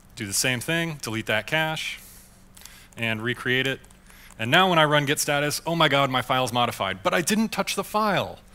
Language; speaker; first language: English; native; English